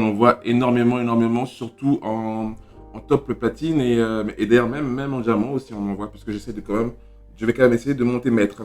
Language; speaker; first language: French; native; French